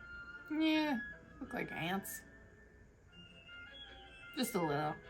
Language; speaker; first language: English; native; English